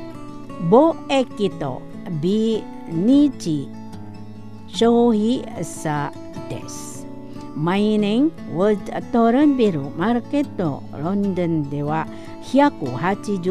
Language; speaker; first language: Japanese; non-native, fluent; Indonesian